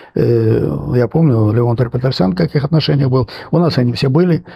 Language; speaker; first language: Russian; non-native, local second language; Armenian